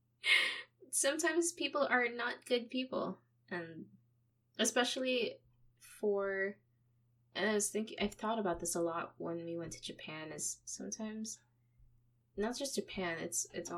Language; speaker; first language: English; non-native, local second language; Filipino